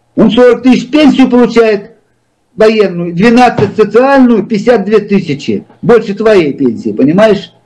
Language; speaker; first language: Russian; native; Russian